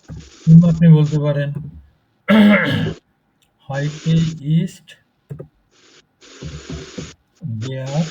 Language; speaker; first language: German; non-native, fluent; Bangla